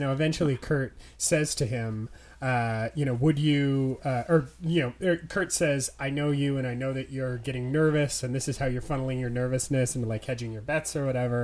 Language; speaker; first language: English; native; English